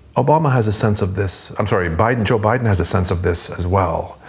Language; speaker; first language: English; non-native, fluent; Swedish